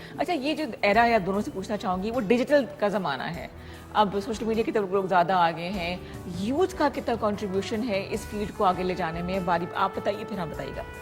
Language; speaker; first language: Urdu; native; Urdu